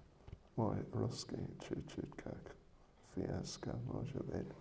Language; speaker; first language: Russian; non-native, learner; English